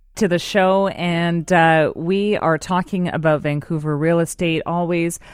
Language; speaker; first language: English; native; English